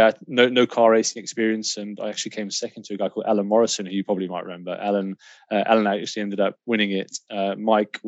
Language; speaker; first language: English; native; English